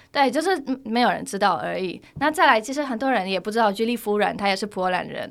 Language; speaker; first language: Chinese; non-native, fluent; Polish